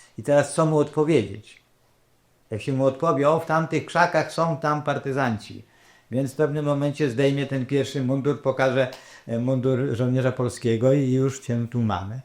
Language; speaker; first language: Polish; non-native, local second language; Rusyn